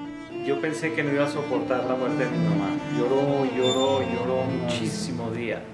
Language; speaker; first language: Spanish; native; Spanish